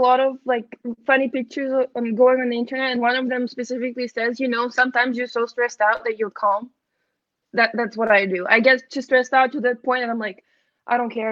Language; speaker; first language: English; non-native, fluent; Ukrainian